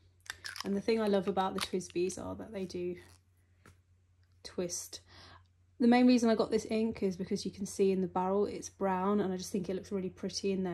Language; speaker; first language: English; native; English